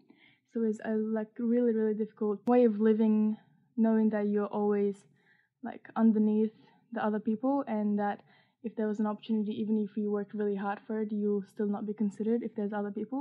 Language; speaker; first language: English; early bilingual, other home language; Persian